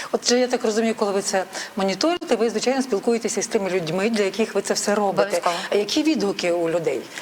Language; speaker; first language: Ukrainian; native; Ukrainian